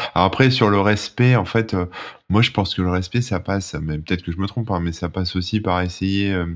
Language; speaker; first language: French; native; French